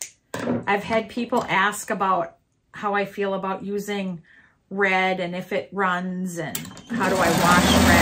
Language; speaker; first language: English; native; English